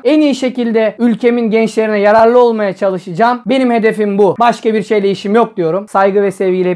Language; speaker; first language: Turkish; native; Turkish